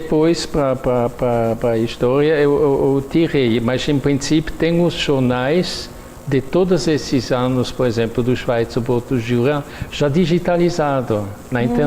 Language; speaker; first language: Portuguese; non-native, fluent; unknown